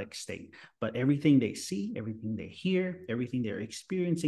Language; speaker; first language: English; native; English